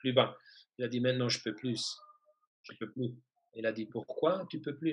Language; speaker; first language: French; non-native, fluent; German